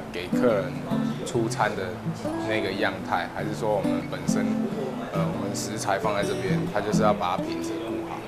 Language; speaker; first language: Chinese; native; Chinese